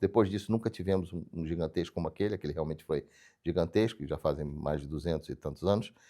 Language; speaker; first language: Portuguese; native; Portuguese